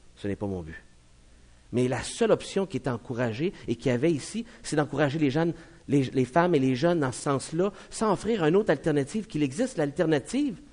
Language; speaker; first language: French; native; French